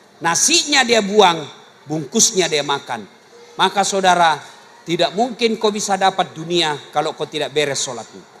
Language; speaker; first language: Indonesian; native; Indonesian